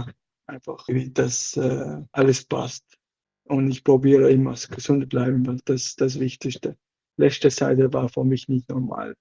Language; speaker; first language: German; non-native, learner; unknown